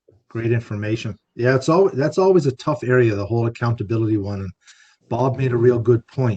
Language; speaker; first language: English; native; English